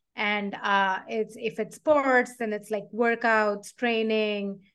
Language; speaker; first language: English; non-native, local second language; Tamil